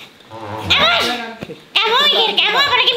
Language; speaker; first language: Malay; non-native, local second language; Javanese